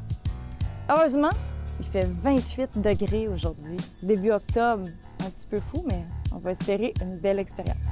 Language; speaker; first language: French; native; French